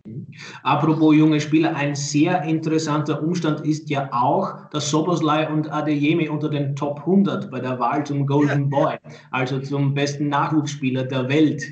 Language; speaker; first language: German; native; German